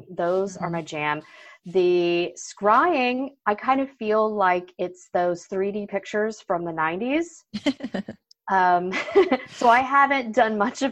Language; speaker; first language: English; native; English